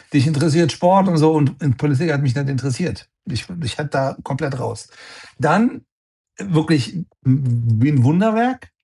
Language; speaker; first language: German; non-native, fluent; Persian